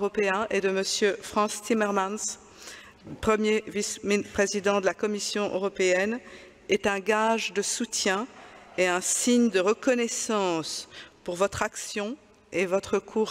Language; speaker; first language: French; native; French